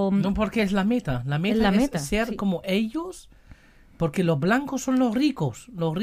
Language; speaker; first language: Spanish; non-native, fluent; German